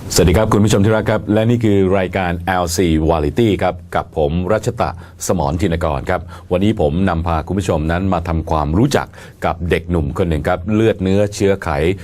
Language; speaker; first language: Thai; native; Thai